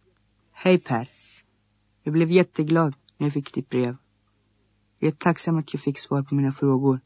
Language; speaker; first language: Swedish; early bilingual, other home language; Greek